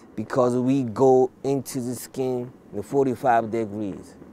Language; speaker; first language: English; non-native, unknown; Japanese